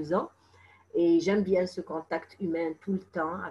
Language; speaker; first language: French; non-native, fluent; Arabic